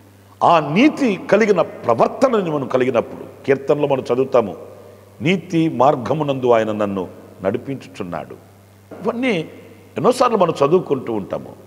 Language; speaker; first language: Telugu; native; Telugu